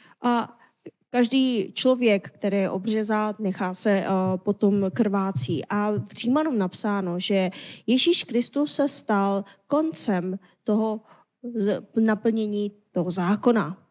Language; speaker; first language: Czech; non-native, fluent; Korean